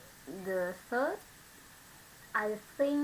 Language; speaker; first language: English; non-native, learner; Vietnamese